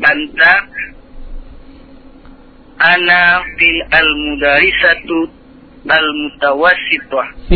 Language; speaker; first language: Arabic; non-native, learner; Indonesian